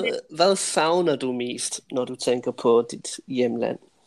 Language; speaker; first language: Danish; native; Danish